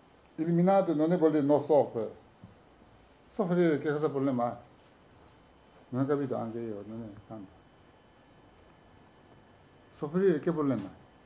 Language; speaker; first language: Italian; non-native, learner; Tibetan